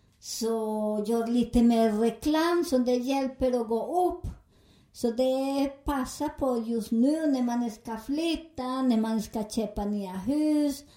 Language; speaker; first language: Swedish; non-native, learner; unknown